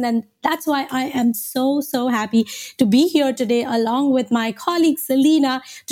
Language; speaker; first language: English; non-native, local second language; Hindi